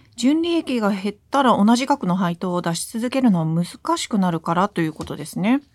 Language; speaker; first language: Japanese; non-native, fluent; English